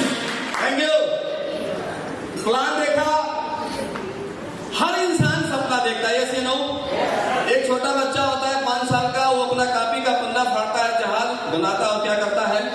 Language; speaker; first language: Hindi; native; Hindi